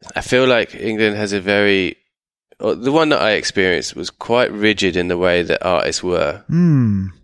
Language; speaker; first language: English; native; English